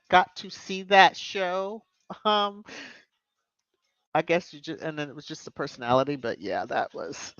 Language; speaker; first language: English; native; English